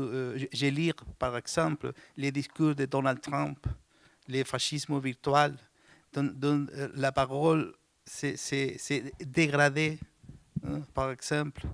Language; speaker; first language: French; non-native, learner; Spanish